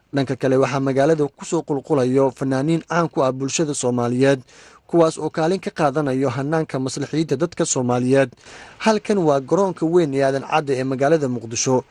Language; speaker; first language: Somali; native; Somali